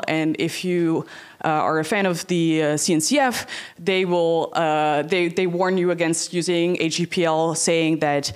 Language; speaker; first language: English; non-native, fluent; Dutch